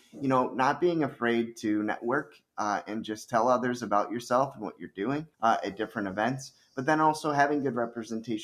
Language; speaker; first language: English; native; English